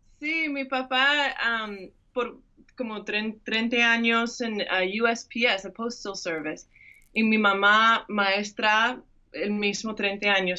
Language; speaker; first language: Spanish; early bilingual, heritage; English